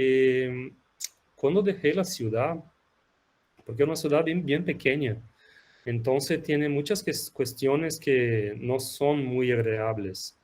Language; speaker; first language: Spanish; non-native, fluent; Portuguese